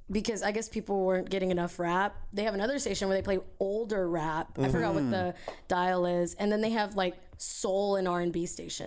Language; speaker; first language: English; early bilingual, other home language; Spanish